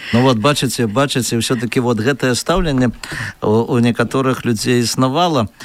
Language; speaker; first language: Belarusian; native; Belarusian